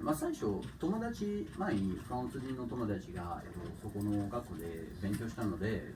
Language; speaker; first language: Japanese; non-native, fluent; French